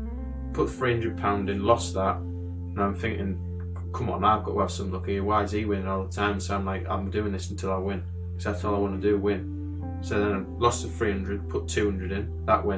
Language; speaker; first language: English; native; English